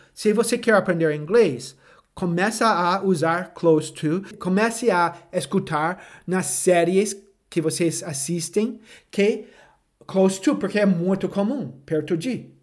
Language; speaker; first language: Portuguese; non-native, fluent; English